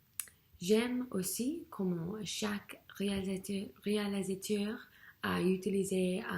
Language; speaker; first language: French; non-native, learner; English